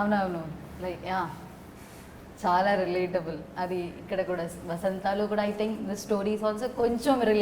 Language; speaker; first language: Telugu; non-native, learner; Malayalam